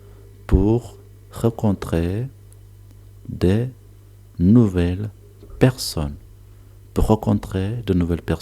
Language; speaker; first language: French; non-native, learner; Tigrinya